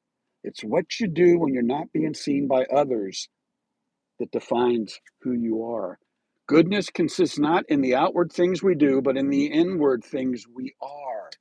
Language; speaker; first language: English; native; English